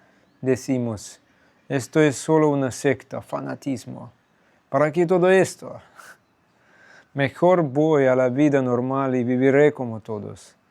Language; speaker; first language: Spanish; non-native, fluent; Russian